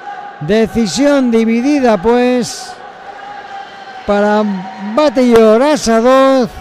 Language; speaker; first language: Spanish; native; Spanish